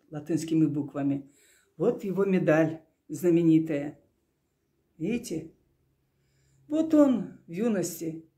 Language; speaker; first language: Russian; non-native, local second language; Karachay-Balkar